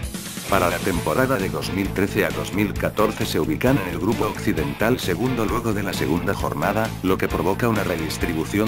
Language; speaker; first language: Spanish; native; Spanish